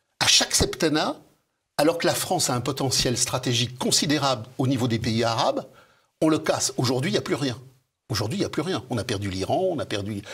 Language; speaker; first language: French; native; French